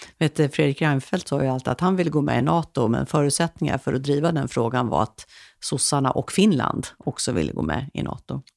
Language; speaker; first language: Swedish; native; Swedish